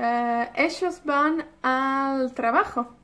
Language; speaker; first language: Spanish; non-native, fluent; Welsh